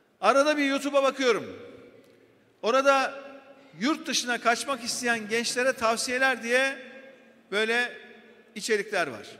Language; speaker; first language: Turkish; native; Turkish